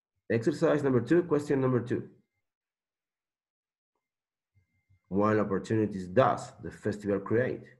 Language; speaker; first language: English; non-native, learner; Spanish